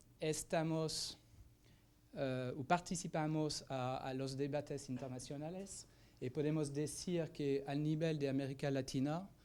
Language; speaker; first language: Spanish; non-native, fluent; French